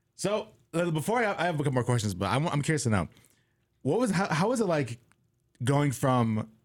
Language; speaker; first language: English; native; English